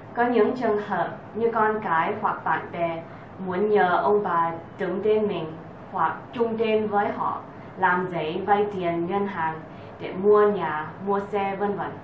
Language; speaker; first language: Vietnamese; early bilingual, heritage; Vietnamese